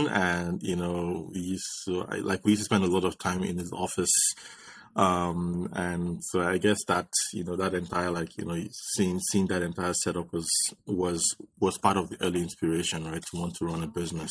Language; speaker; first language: English; non-native, local second language; Yoruba